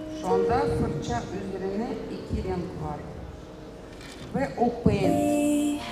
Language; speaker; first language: Turkish; non-native, learner; Russian